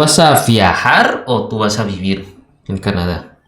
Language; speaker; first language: Spanish; non-native, fluent; Indonesian